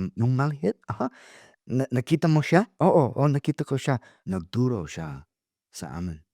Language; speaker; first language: Filipino; non-native, fluent; English